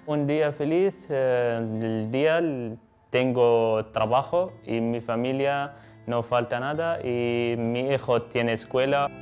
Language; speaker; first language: Spanish; non-native, learner; Arabic